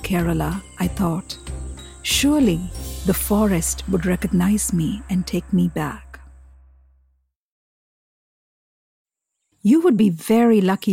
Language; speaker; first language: English; non-native, local second language; Malayalam